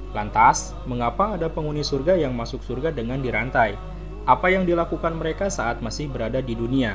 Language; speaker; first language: Indonesian; native; Indonesian